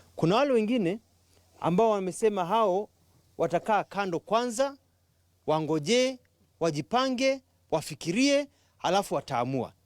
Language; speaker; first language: Swahili; non-native, local second language; Kamba